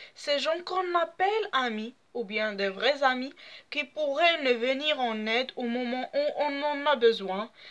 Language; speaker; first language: French; non-native, local second language; Arabic